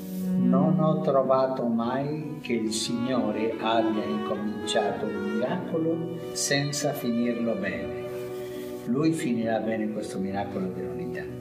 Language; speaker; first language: Italian; non-native, fluent; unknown